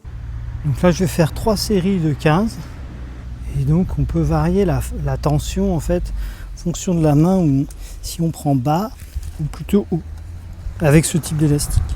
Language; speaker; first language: French; native; French